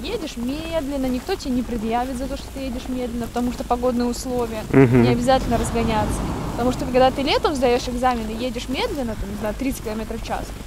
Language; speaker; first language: Russian; native; Russian